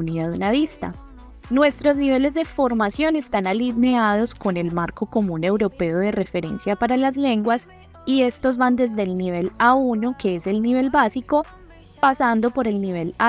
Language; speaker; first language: Spanish; native; Spanish